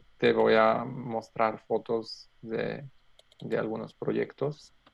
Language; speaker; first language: Spanish; non-native, learner; Macedonian